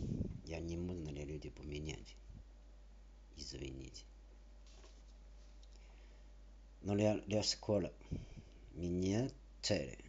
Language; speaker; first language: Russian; non-native, learner; Chinese